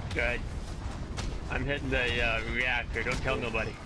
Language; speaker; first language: English; native; English